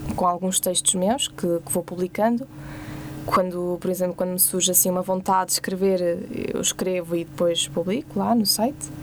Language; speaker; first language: Portuguese; native; Portuguese